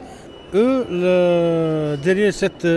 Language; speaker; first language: French; non-native, learner; Arabic